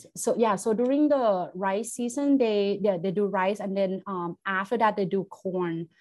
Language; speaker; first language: English; non-native, fluent; Thai